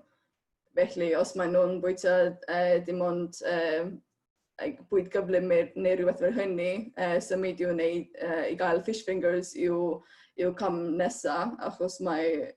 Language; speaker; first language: Welsh; non-native, fluent; Estonian